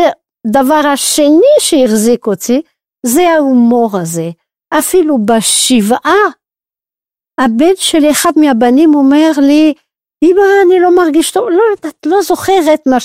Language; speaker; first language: Hebrew; non-native, fluent; French